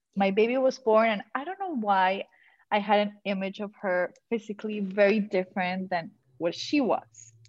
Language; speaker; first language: English; non-native, fluent; Spanish